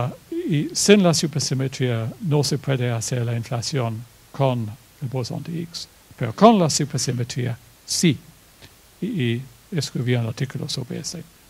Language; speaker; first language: Spanish; non-native, fluent; English